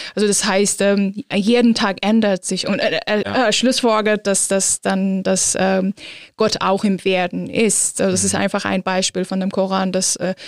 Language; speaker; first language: German; non-native, fluent; Azerbaijani